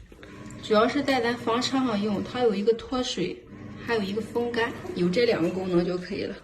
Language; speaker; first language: Chinese; native; Chinese